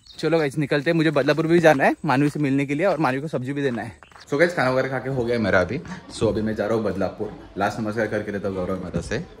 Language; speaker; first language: Hindi; non-native, local second language; Marathi